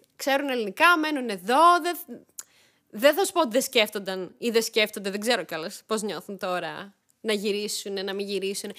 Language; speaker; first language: Greek; early bilingual, other home language; Armenian